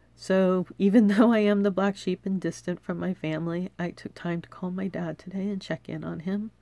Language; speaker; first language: English; native; English